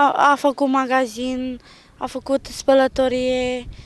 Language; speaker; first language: Romanian; non-native, local second language; Turkish